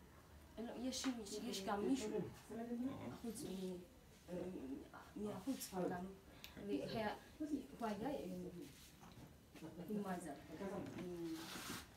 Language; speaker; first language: Hebrew; non-native, learner; Amharic